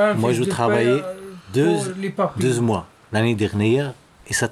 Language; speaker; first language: French; non-native, learner; Arabic